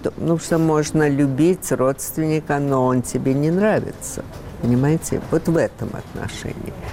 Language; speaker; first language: Russian; early bilingual, heritage; Russian